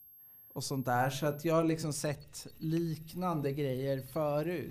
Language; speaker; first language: Swedish; native; Swedish